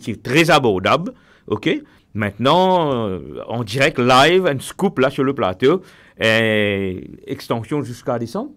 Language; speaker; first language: French; non-native, local second language; Morisyen